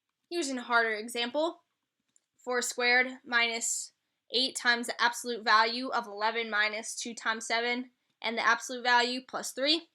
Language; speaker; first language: English; native; English